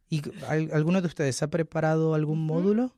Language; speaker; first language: Spanish; native; Spanish